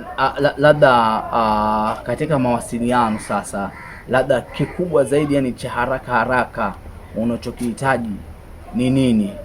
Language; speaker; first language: Swahili; native; Swahili